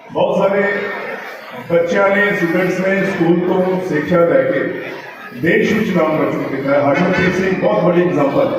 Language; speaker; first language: Hindi; non-native, local second language; Punjabi